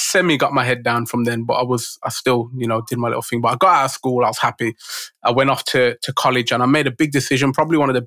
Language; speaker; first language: English; native; English